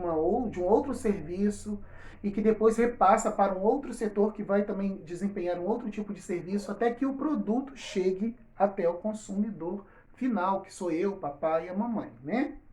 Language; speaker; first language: Portuguese; native; Portuguese